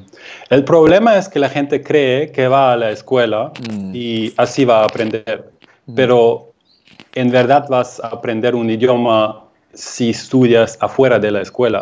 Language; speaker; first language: Spanish; non-native, fluent; German